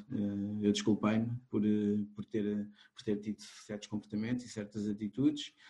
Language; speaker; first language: Portuguese; non-native, local second language; Kabuverdianu